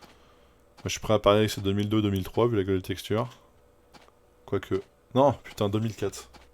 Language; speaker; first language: French; native; French